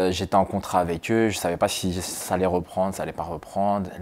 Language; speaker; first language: French; native; French